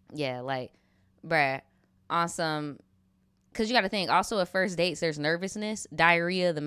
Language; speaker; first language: English; native; English